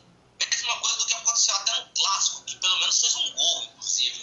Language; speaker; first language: Portuguese; native; Portuguese